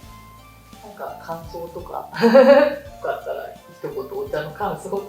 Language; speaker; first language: Japanese; native; Japanese